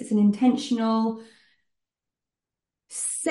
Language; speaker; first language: English; native; English